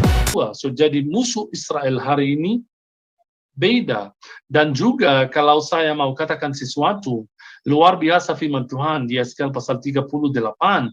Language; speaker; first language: Indonesian; non-native, fluent; Hebrew